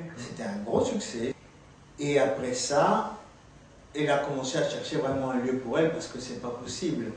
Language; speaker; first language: French; non-native, fluent; Spanish